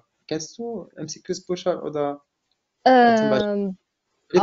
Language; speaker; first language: German; non-native, fluent; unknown